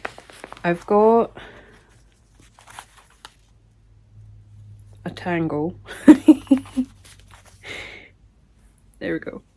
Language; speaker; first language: English; native; English